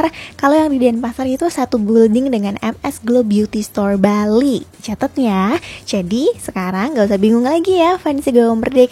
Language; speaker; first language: Indonesian; native; Indonesian